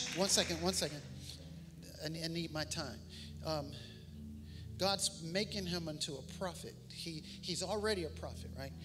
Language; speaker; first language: English; native; English